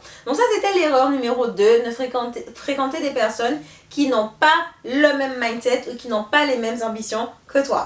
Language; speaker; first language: French; native; French